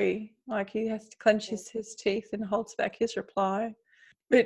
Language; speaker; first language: English; native; English